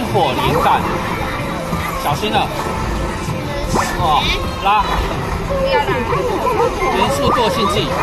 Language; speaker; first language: Chinese; native; Chinese